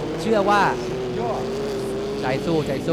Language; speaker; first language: Thai; native; Thai